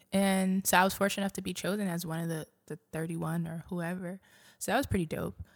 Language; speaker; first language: English; native; English